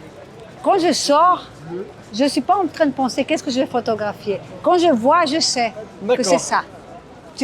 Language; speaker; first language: French; non-native, fluent; Portuguese